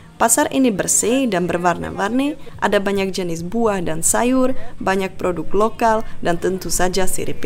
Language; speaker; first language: Indonesian; non-native, fluent; Czech